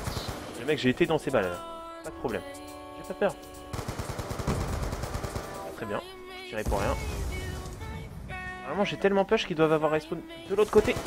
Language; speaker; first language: French; native; French